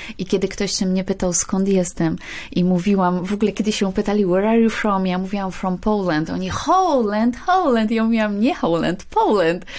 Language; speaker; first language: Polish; native; Polish